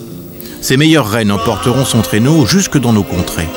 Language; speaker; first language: French; native; French